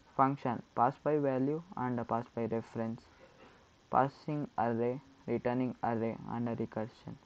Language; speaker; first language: English; non-native, local second language; Kannada